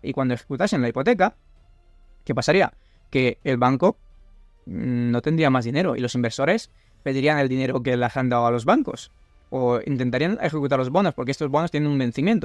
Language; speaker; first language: Spanish; native; Spanish